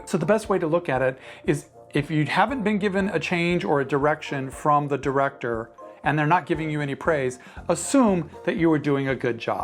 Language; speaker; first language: English; native; English